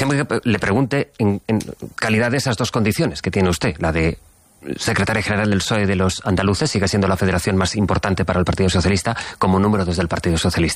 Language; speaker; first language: Spanish; native; Spanish